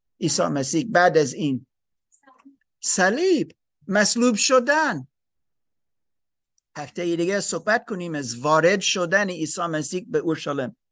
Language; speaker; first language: Persian; non-native, learner; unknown